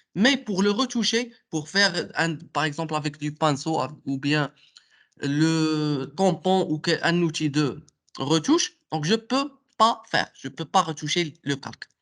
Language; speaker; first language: French; non-native, local second language; Arabic